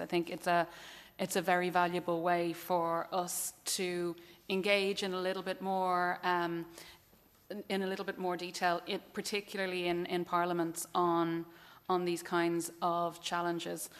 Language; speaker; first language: English; native; English